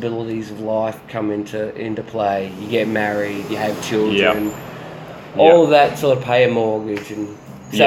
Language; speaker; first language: English; native; English